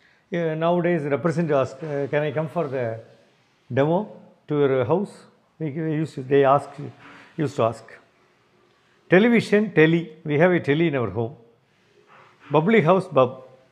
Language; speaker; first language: English; non-native, local second language; Tamil